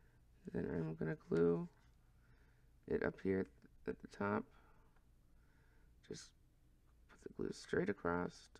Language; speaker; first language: English; native; English